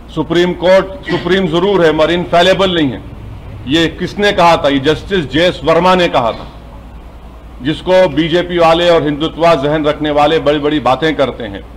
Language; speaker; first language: Urdu; native; Urdu